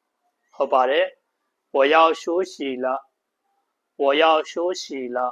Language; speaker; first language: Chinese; non-native, fluent; Burmese